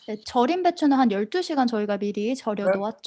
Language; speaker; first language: Korean; native; Korean